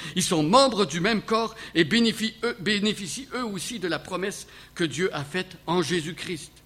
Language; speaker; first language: French; native; French